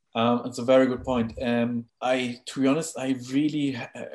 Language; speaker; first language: English; non-native, fluent; German